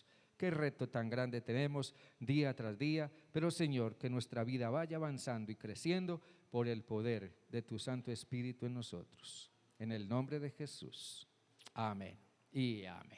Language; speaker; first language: Spanish; native; Spanish